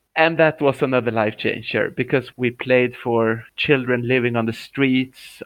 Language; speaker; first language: English; non-native, fluent; Swedish